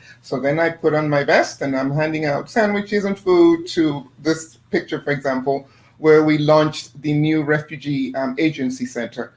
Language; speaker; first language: English; non-native, fluent; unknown